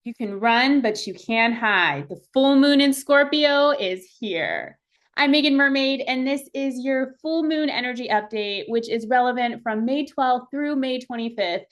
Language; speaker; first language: English; native; English